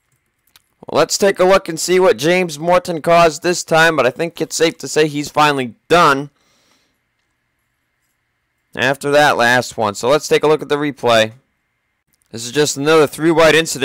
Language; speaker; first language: English; native; English